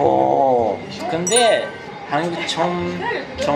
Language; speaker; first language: Korean; non-native, learner; Japanese